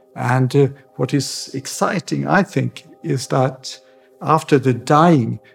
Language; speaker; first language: English; non-native, fluent; Swedish